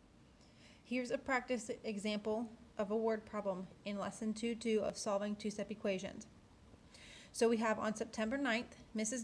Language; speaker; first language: English; native; English